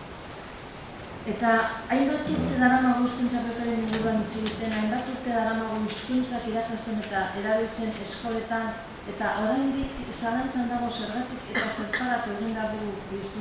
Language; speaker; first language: Basque; native; Basque